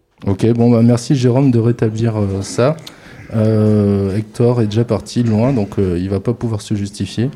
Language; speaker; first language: French; native; French